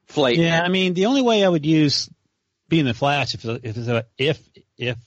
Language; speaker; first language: English; native; English